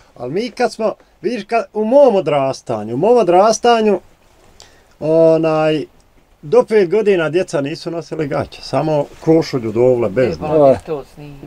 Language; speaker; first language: Bosnian; native; Bosnian